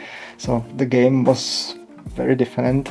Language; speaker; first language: English; non-native, learner; Czech